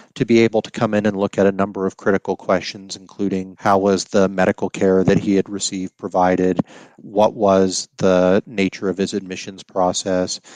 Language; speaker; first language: English; native; English